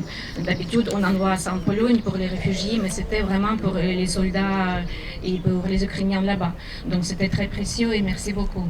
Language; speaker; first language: French; non-native, fluent; Ukrainian